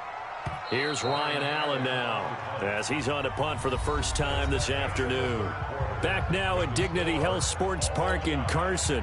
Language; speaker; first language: English; native; English